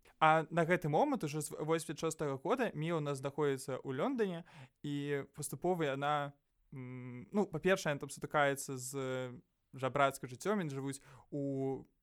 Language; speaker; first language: Belarusian; native; Belarusian